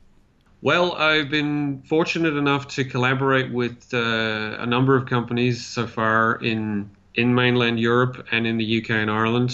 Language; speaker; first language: English; native; English